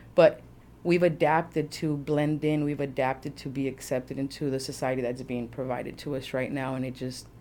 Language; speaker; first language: English; early bilingual, other home language; Spanish